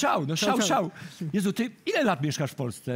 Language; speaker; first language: Polish; native; Polish